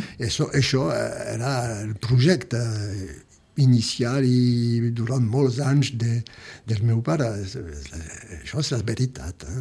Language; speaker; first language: Catalan; early bilingual, heritage; Catalan